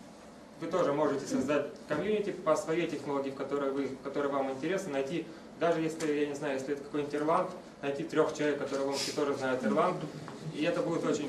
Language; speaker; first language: Russian; native; Russian